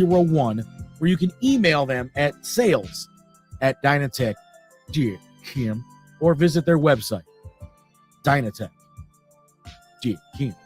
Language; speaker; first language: English; native; English